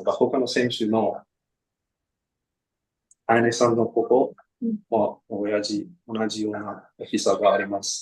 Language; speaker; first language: Japanese; non-native, learner; English